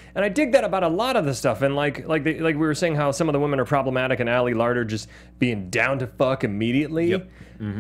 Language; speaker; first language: English; native; English